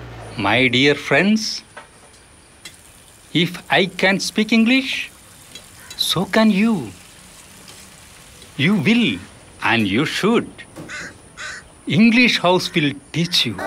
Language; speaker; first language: English; non-native, local second language; Malayalam